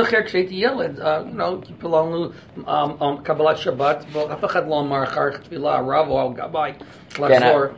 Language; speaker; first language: Hebrew; non-native, fluent; English